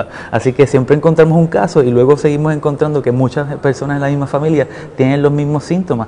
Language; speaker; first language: Spanish; native; Spanish